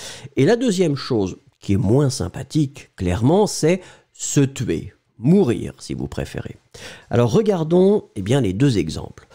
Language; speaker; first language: French; native; French